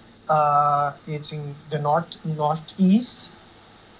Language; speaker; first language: English; non-native, learner; Portuguese